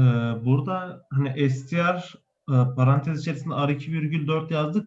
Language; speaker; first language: Turkish; native; Turkish